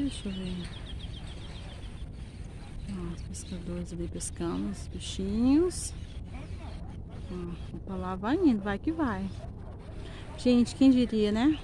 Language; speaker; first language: Portuguese; native; Portuguese